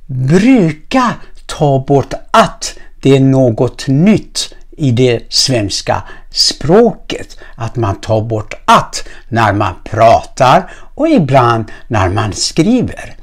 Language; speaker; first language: Swedish; non-native, fluent; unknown